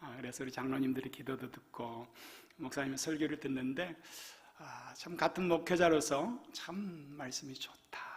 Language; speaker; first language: Korean; native; Korean